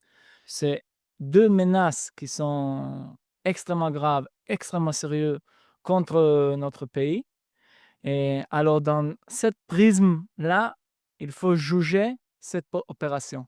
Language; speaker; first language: French; non-native, fluent; Hebrew